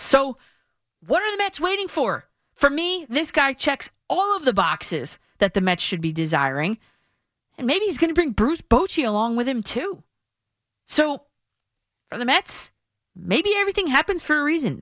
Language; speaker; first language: English; native; English